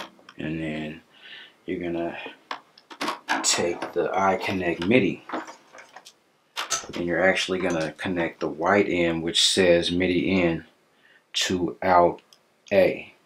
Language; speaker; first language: English; native; English